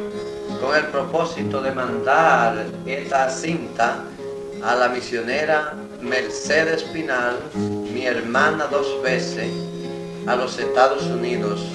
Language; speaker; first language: Spanish; native; Spanish